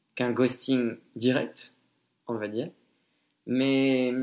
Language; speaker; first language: French; native; French